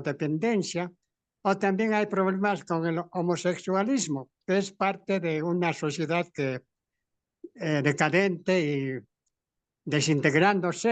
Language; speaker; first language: Spanish; native; Spanish